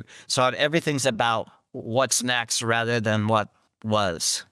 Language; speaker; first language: English; native; English